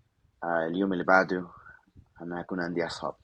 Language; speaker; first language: Arabic; non-native, learner; Spanish